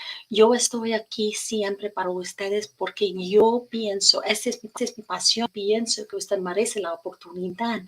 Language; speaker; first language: Spanish; non-native, learner; English